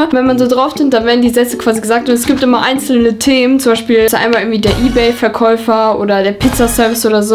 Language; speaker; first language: German; native; German